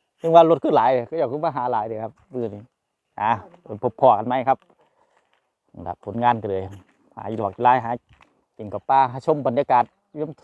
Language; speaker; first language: Thai; non-native, local second language; Northeastern Thai